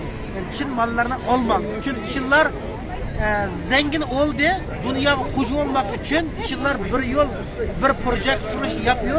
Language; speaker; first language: Turkish; non-native, learner; Uyghur